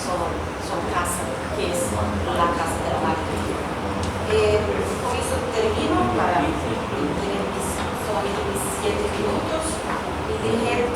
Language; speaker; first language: Spanish; non-native, fluent; Portuguese